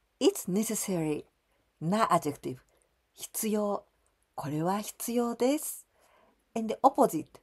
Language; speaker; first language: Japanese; native; Japanese